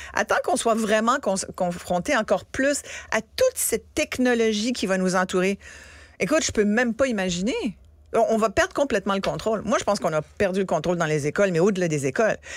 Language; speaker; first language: French; native; French